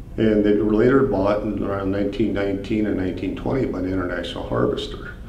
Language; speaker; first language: English; native; English